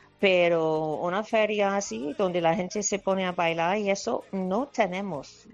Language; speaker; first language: Spanish; non-native, fluent; English